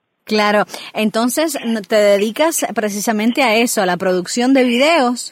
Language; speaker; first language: Spanish; native; Spanish